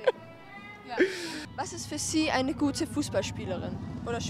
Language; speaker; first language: German; non-native, learner; Swedish